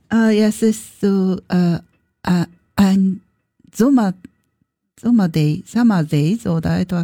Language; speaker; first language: German; non-native, learner; Japanese